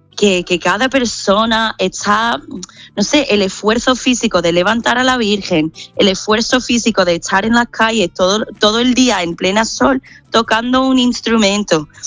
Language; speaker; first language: Spanish; non-native, fluent; English